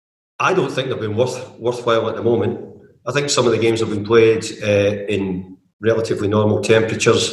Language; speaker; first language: English; native; English